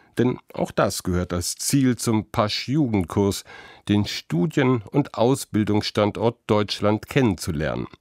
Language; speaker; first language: German; native; German